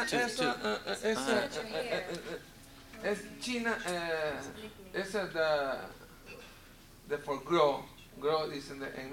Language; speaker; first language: English; non-native, learner; Spanish